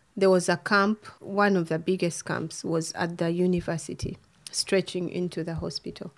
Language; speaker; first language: English; non-native, local second language; Ganda